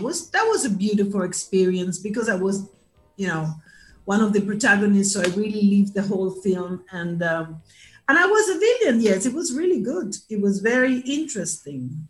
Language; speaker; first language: English; non-native, fluent; Spanish